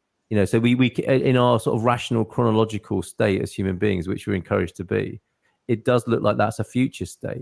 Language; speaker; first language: English; native; English